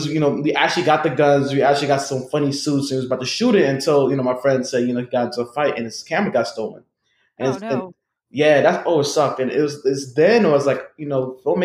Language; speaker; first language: English; native; English